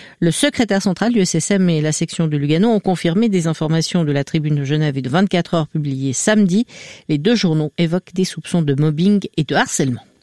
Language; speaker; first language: French; native; French